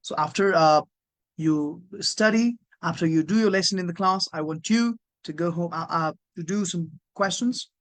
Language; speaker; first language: English; non-native, local second language; Nepali